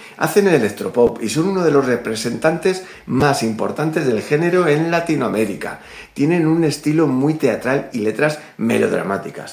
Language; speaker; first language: Spanish; native; Spanish